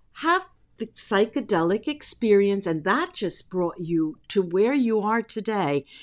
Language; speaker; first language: English; native; English